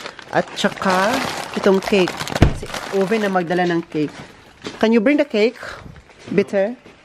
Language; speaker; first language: English; non-native, local second language; Filipino